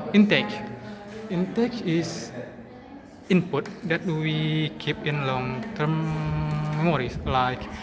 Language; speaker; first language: English; non-native, learner; Indonesian